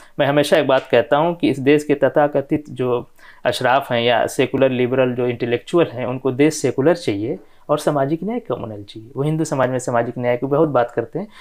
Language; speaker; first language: Hindi; non-native, local second language; Bhojpuri